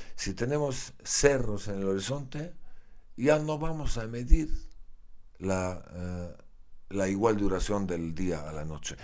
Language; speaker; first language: Spanish; non-native, fluent; Slovenian